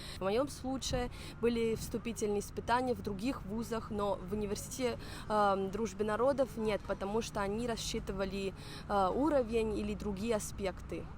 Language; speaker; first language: Russian; non-native, fluent; Spanish